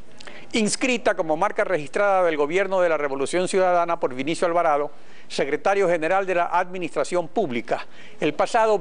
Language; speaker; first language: Spanish; native; Spanish